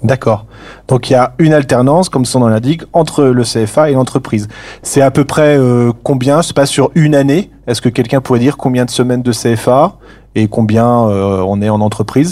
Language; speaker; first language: French; native; French